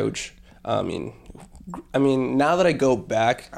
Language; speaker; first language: English; non-native, fluent; Spanish